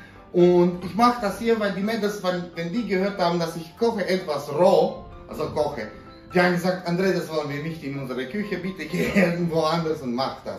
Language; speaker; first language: German; non-native, fluent; Romanian